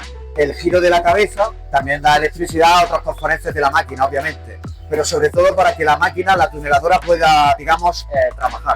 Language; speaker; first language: Spanish; native; Spanish